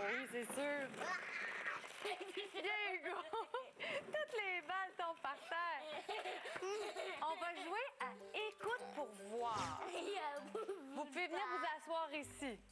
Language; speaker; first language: French; native; French